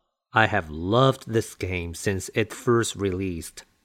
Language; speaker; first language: English; non-native, fluent; Chinese